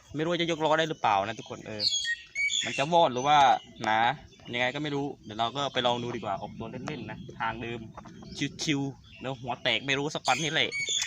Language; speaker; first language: Thai; native; Thai